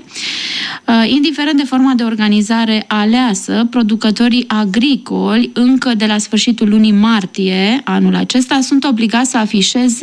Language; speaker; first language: Romanian; native; Romanian